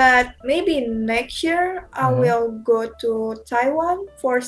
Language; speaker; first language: English; non-native, learner; Indonesian